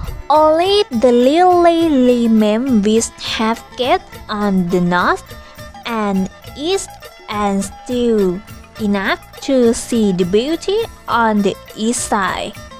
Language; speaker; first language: English; non-native, learner; Thai